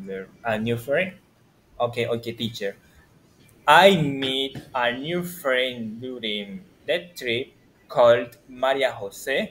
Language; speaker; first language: English; non-native, learner; Spanish